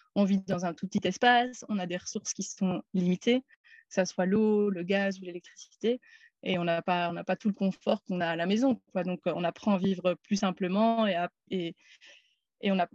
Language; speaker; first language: French; native; French